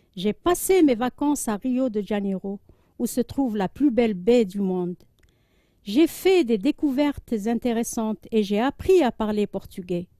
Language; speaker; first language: French; non-native, local second language; Arabic